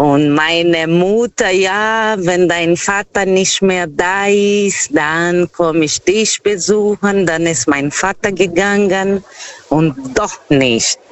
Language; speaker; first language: German; non-native, fluent; Portuguese